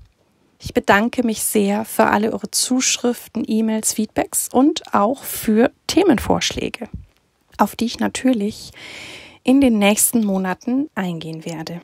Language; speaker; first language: German; native; German